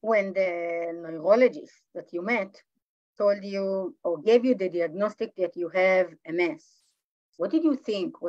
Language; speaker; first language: English; non-native, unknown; Hebrew